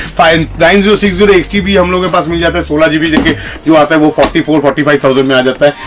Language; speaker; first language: Hindi; non-native, local second language; Bangla